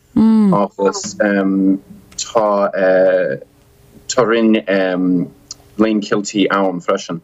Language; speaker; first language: Irish; non-native, fluent; English